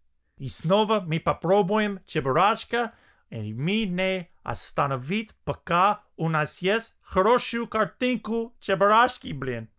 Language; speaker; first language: Russian; non-native, fluent; English